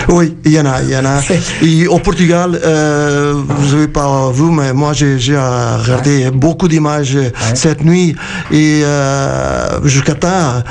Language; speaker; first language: French; non-native, fluent; Portuguese